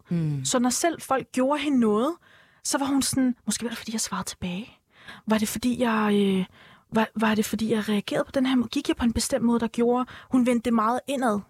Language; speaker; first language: Danish; early bilingual, other home language; Turkish